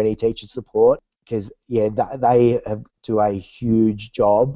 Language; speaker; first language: English; native; English